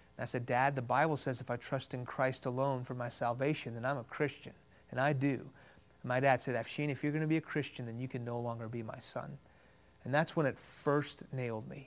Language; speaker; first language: English; early bilingual, other home language; Persian